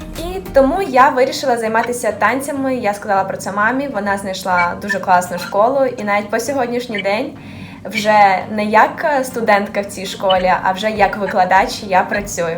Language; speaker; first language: Ukrainian; native; Ukrainian